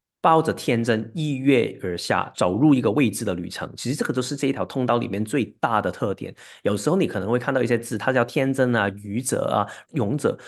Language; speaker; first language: Chinese; non-native, local second language; Cantonese